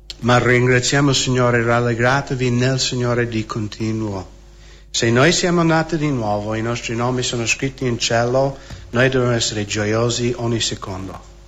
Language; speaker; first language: Italian; non-native, fluent; English